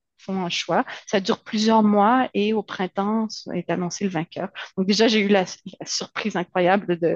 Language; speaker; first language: French; native; French